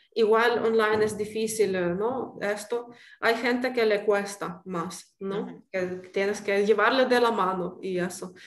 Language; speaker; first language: Spanish; non-native, fluent; Ukrainian